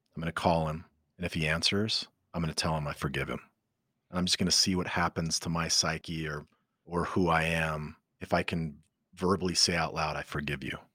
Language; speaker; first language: English; native; English